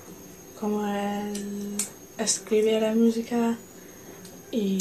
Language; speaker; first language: Spanish; non-native, learner; English